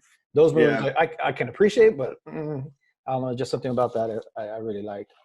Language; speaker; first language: English; native; English